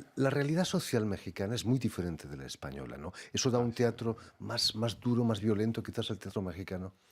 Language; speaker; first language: Spanish; native; Spanish